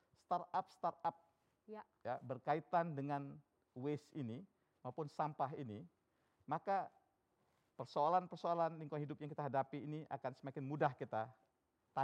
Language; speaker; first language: Indonesian; native; Indonesian